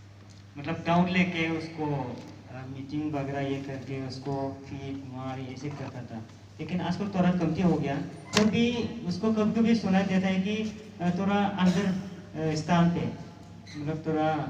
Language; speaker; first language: Hindi; non-native, local second language; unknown